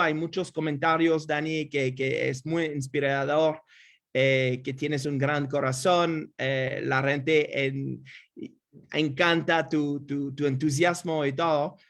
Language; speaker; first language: Spanish; non-native, fluent; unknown